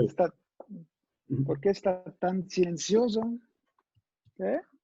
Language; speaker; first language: Spanish; non-native, fluent; French